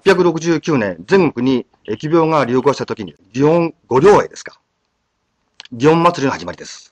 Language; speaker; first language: Japanese; native; Japanese